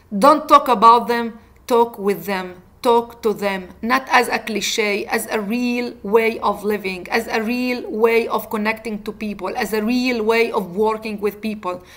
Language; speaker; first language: English; non-native, fluent; Arabic